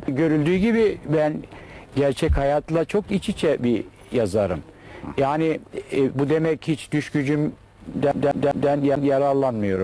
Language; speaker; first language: Turkish; native; Turkish